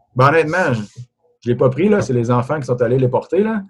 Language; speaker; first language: French; native; French